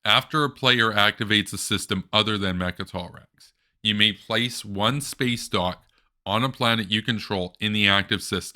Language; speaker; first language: English; native; English